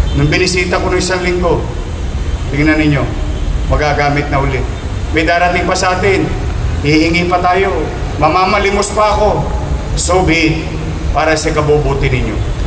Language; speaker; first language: Filipino; native; Filipino